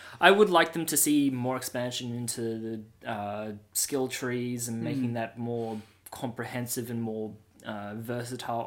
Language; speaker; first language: English; native; English